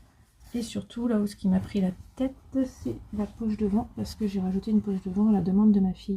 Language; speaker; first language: French; native; French